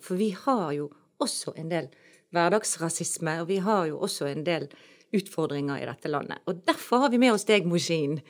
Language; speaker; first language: Norwegian; native; Norwegian